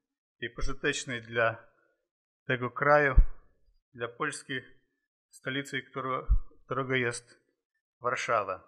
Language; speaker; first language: Polish; non-native, fluent; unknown